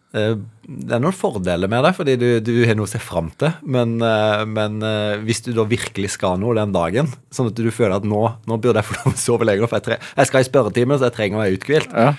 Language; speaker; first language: Norwegian; native; Norwegian